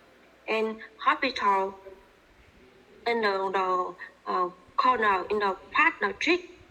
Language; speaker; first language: English; non-native, learner; Vietnamese